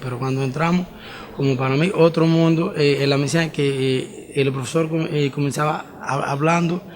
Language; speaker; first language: Spanish; non-native, fluent; Arabic